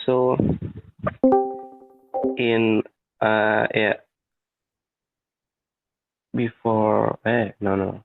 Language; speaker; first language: English; non-native, learner; Indonesian